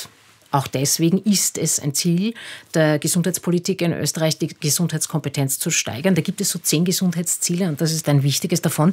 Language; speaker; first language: German; native; German